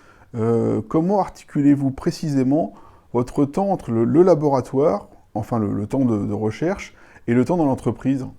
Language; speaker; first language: French; native; French